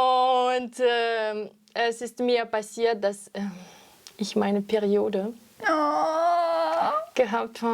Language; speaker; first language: German; non-native, fluent; French